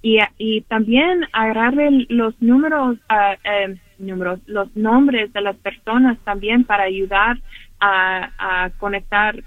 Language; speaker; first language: Spanish; early bilingual, heritage; Spanish